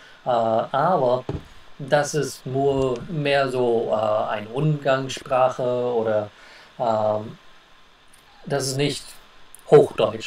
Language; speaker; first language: German; non-native, fluent; English